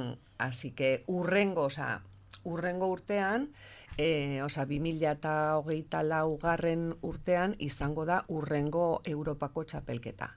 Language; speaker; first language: Basque; non-native, local second language; Spanish